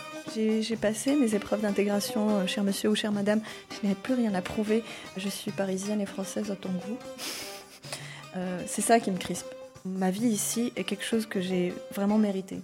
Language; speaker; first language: French; non-native, local second language; Arabic